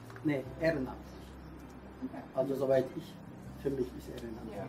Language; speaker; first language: German; non-native, learner; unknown